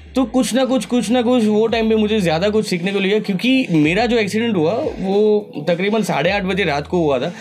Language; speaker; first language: Hindi; non-native, local second language; Gujarati